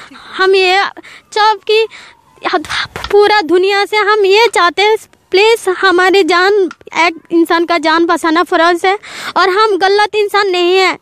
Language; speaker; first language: Hindi; non-native, learner; Rohingya